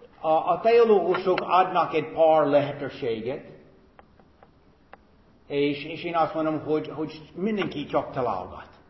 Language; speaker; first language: Hungarian; non-native, fluent; English